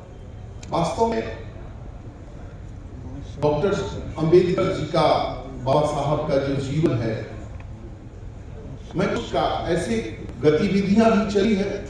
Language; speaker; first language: Hindi; native; Hindi